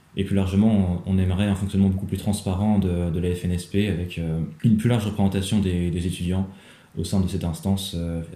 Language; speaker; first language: French; native; French